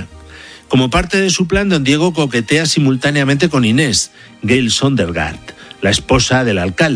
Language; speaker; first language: Spanish; native; Spanish